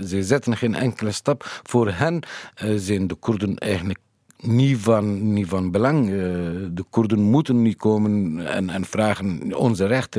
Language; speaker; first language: Dutch; non-native, fluent; Kurdish